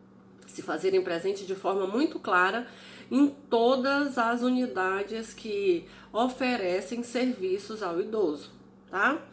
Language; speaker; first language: Portuguese; native; Portuguese